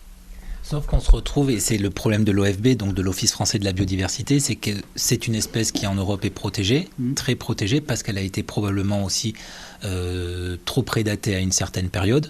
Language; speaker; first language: French; native; French